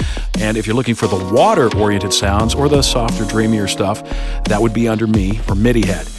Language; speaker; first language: English; native; English